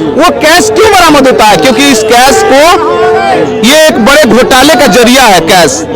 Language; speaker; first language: Hindi; native; Hindi